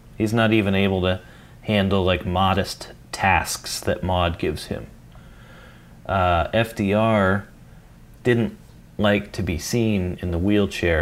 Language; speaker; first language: English; native; English